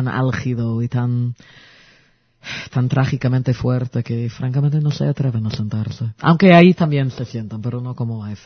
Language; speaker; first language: Spanish; early bilingual, heritage; Spanish